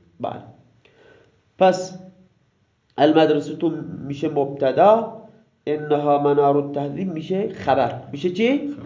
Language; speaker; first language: Persian; non-native, local second language; Baluchi